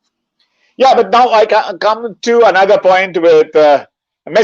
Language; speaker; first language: English; non-native, local second language; Bangla